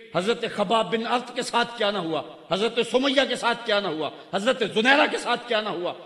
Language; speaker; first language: Urdu; non-native, local second language; Punjabi